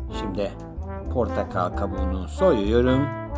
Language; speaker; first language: Turkish; non-native, learner; Spanish